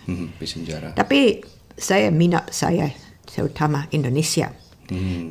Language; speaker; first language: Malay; non-native, fluent; English